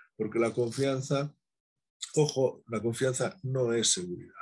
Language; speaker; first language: Spanish; native; Spanish